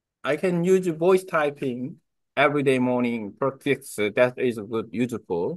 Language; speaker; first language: English; non-native, learner; Vietnamese